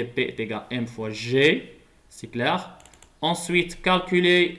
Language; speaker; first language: French; non-native, local second language; Arabic